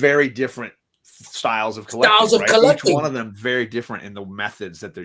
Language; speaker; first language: English; native; English